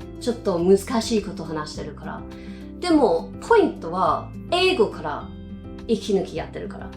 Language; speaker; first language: Japanese; non-native, learner; English